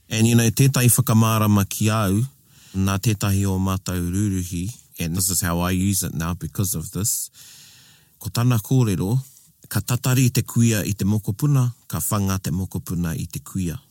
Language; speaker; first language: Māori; non-native, local second language; English